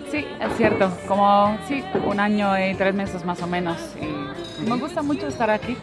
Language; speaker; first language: Spanish; non-native, fluent; Dutch